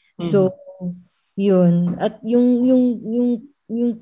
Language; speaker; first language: Filipino; non-native, local second language; Hiligaynon